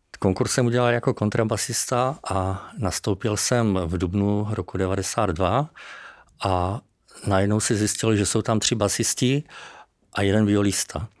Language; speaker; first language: Czech; native; Czech